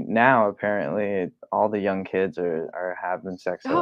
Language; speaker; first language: English; native; English